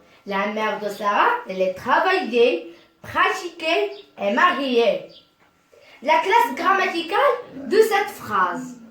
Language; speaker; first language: French; non-native, learner; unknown